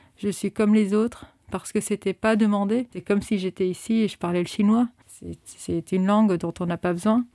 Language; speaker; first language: French; non-native, fluent; Spanish